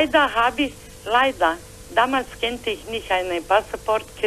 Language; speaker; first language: German; non-native, learner; Croatian